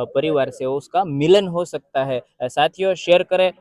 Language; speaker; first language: Hindi; non-native, local second language; Gujarati